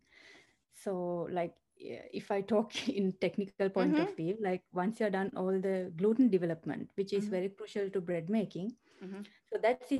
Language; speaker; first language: English; non-native, local second language; Sinhala